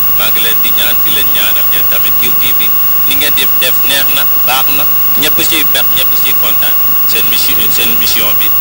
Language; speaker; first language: Wolof; non-native, local second language; Fula